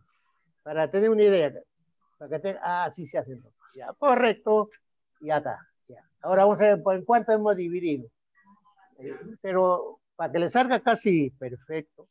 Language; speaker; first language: Spanish; native; Spanish